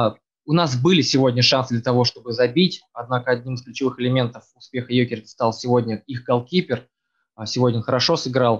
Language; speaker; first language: Russian; native; Russian